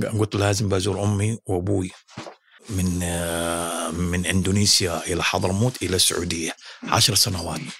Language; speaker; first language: Arabic; early bilingual, other home language; Indonesian